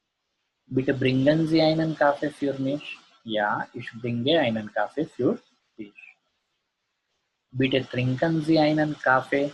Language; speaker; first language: German; non-native, learner; Gujarati